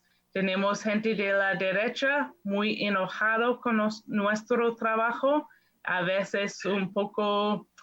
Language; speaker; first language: Spanish; non-native, fluent; English